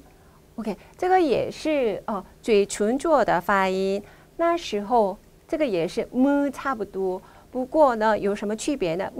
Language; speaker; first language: Chinese; non-native, fluent; Korean